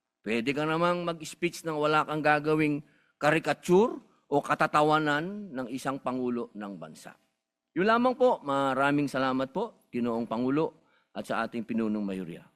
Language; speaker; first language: Filipino; native; Filipino